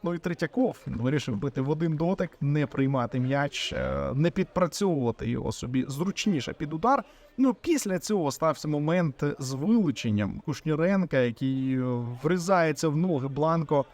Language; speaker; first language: Ukrainian; native; Ukrainian